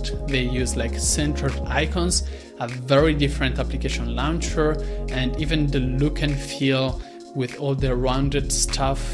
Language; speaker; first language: English; non-native, fluent; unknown